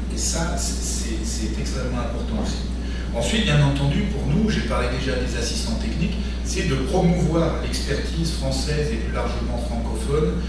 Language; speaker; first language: French; native; French